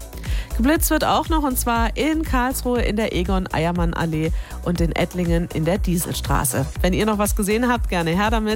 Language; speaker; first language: German; native; German